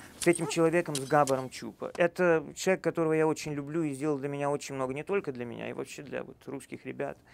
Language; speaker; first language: Russian; native; Russian